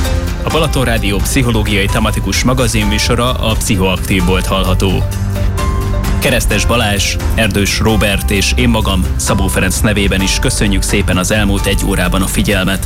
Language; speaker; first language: Hungarian; native; Hungarian